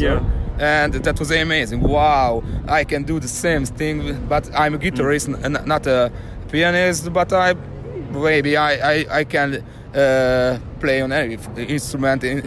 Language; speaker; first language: English; non-native, learner; Hungarian